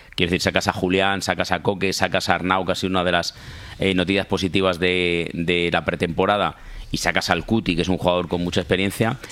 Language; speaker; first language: Spanish; native; Spanish